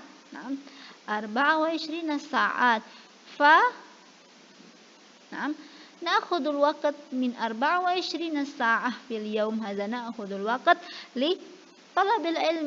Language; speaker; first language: Arabic; non-native, fluent; Indonesian